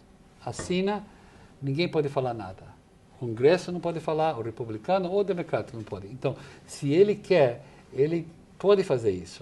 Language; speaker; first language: Portuguese; non-native, fluent; English